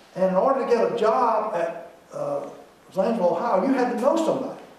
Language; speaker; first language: English; native; English